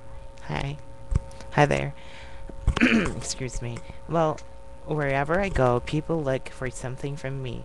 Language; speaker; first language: English; native; English